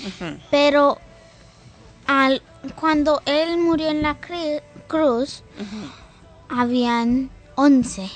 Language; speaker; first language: Spanish; early bilingual, heritage; Spanish